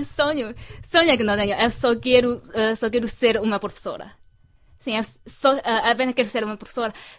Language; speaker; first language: Portuguese; non-native, fluent; Chinese